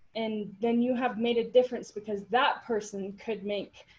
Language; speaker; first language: English; native; English